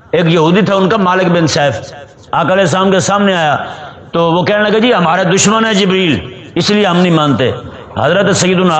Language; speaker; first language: Urdu; non-native, local second language; Punjabi